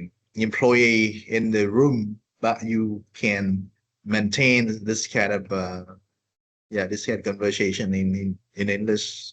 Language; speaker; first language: English; non-native, fluent; Vietnamese